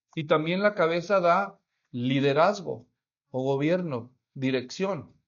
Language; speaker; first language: Spanish; native; Spanish